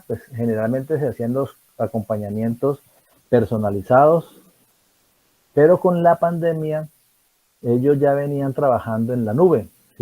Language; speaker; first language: Spanish; native; Spanish